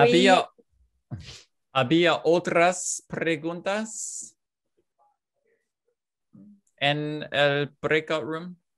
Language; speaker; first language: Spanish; non-native, fluent; English